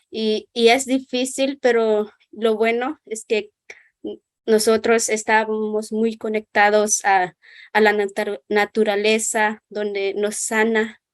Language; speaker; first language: Spanish; non-native, local second language; Kʼicheʼ